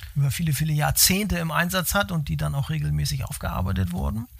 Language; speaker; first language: German; native; German